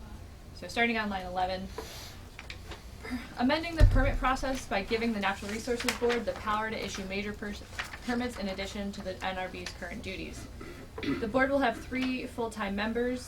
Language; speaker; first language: English; native; English